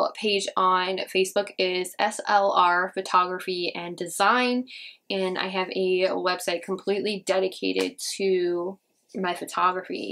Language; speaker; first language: English; native; English